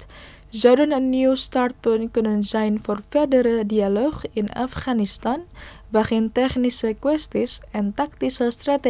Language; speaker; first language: Dutch; non-native, fluent; Indonesian